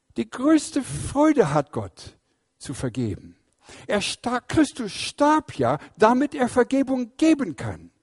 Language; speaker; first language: German; non-native, fluent; English